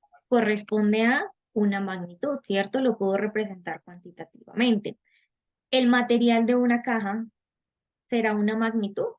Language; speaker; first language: Spanish; native; Spanish